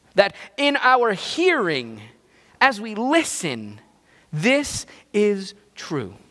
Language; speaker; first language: English; native; English